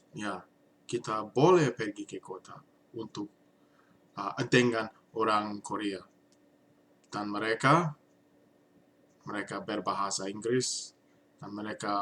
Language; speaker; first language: Indonesian; non-native, learner; English